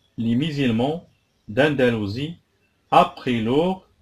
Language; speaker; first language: French; non-native, local second language; Arabic